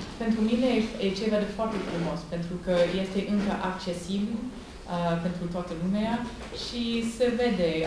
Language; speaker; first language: Romanian; non-native, learner; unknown